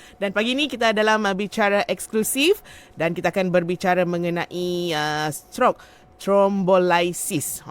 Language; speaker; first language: Malay; native; Malay